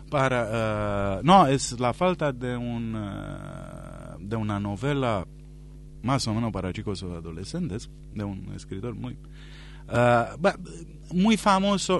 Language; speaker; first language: Spanish; non-native, fluent; Romanian